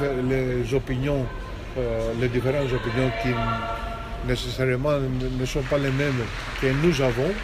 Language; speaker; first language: French; non-native, fluent; Greek